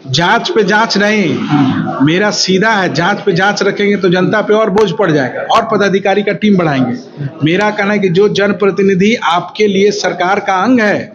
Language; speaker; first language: Hindi; native; Hindi